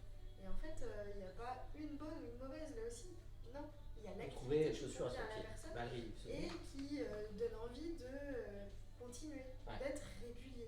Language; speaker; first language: French; native; French